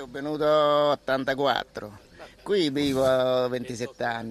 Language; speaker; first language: Italian; non-native, learner; Bangla